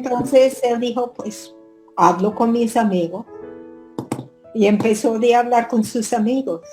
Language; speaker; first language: Spanish; non-native, fluent; English